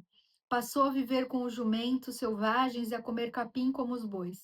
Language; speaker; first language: Portuguese; native; Portuguese